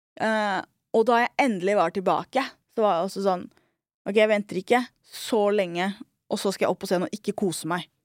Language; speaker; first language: Norwegian; early bilingual, other home language; Somali